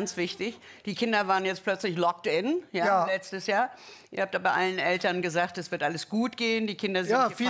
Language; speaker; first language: German; native; German